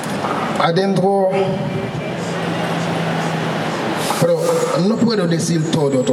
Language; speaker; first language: Spanish; non-native, local second language; Haitian Creole